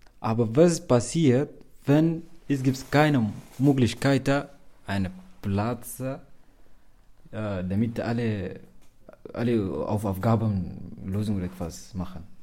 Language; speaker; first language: German; non-native, learner; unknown